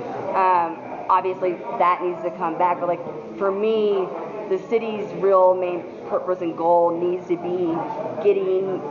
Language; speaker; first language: English; native; English